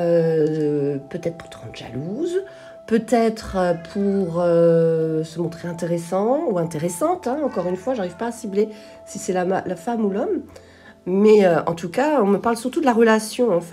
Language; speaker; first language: French; native; French